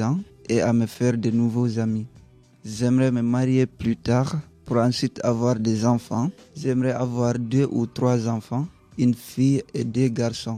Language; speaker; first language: French; early bilingual, other home language; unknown